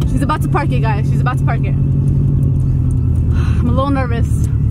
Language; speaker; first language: English; early bilingual, other home language; Spanish